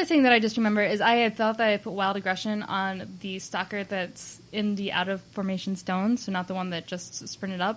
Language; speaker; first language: English; native; English